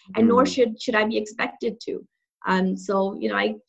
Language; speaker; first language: English; non-native, local second language; Urdu